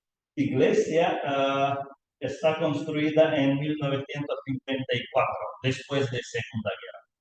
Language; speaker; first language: Spanish; non-native, learner; Lithuanian